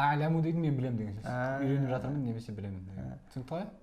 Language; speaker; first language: Arabic; non-native, fluent; Kazakh